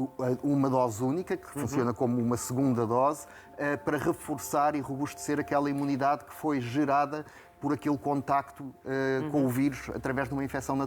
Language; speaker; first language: Portuguese; native; Portuguese